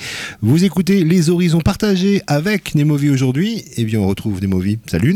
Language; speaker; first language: French; native; French